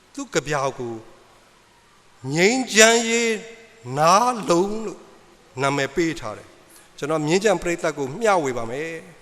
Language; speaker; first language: Burmese; native; Burmese